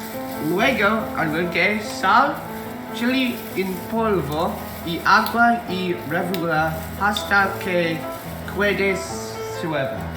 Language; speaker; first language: Spanish; non-native, learner; English